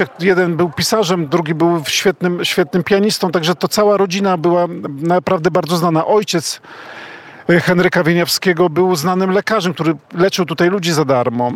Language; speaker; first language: Polish; native; Polish